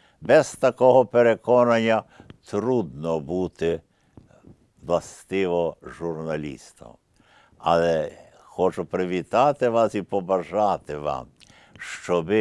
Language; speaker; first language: Ukrainian; early bilingual, heritage; Ukrainian